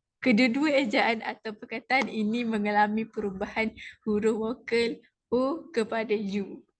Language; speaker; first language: Malay; native; Malay